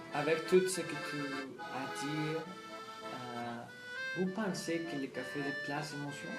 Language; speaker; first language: French; non-native, learner; Spanish